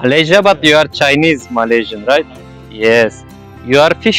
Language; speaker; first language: English; non-native, fluent; Turkish